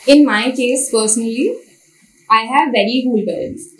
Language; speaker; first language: Hindi; native; Hindi